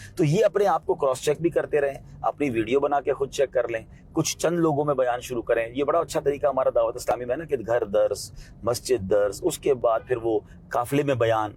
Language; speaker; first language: Urdu; non-native, local second language; Memoni